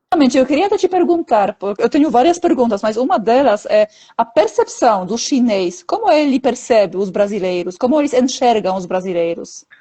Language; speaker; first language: Portuguese; non-native, fluent; Polish